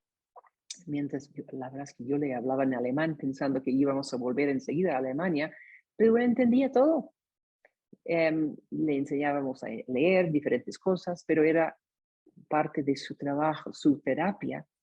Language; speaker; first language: Spanish; non-native, fluent; English